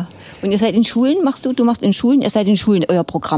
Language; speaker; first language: German; native; German